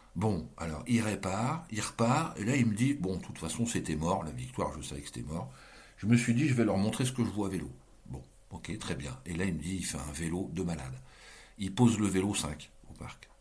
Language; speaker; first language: French; native; French